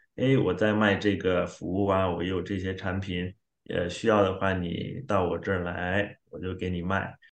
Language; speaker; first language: Chinese; non-native, fluent; Xhosa